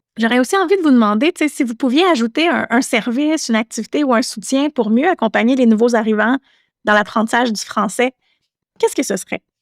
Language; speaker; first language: French; native; French